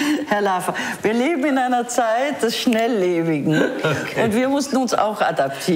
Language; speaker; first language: German; native; German